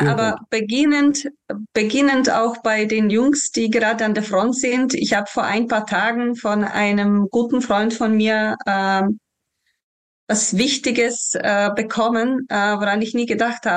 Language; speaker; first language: German; non-native, fluent; Ukrainian